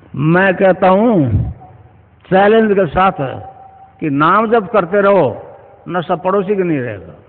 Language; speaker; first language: Hindi; native; Hindi